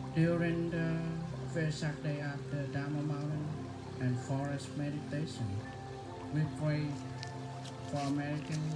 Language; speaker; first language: English; non-native, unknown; Vietnamese